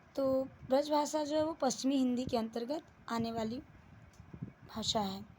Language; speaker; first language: Hindi; native; Hindi